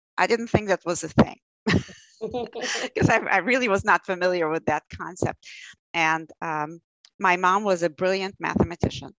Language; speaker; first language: English; early bilingual, other home language; Russian